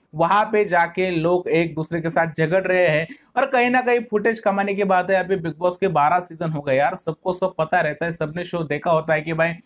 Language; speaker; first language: Hindi; non-native, local second language; Marathi